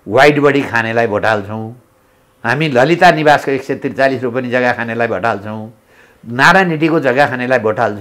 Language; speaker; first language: Nepali; native; Nepali